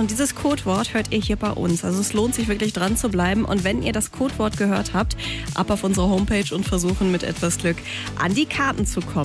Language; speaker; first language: German; native; German